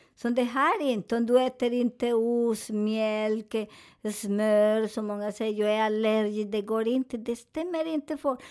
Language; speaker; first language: Swedish; non-native, fluent; Spanish